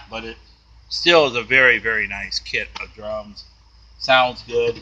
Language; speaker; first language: English; native; English